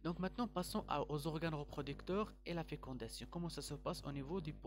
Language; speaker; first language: French; non-native, local second language; Arabic